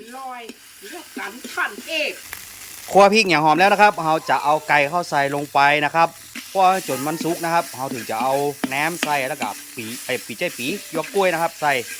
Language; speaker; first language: Thai; native; Thai